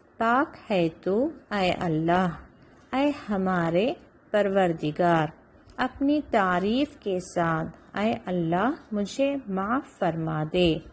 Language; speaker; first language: Urdu; native; Urdu